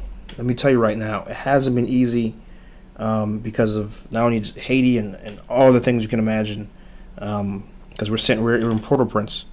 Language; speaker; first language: English; early bilingual, other home language; Haitian Creole